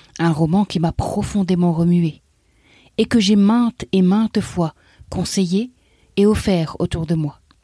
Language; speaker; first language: French; native; French